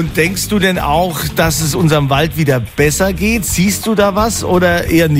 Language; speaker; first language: German; native; German